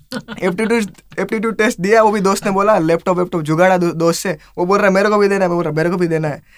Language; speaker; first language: Hindi; non-native, local second language; Gujarati